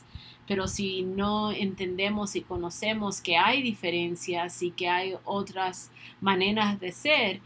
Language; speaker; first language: Spanish; early bilingual, other home language; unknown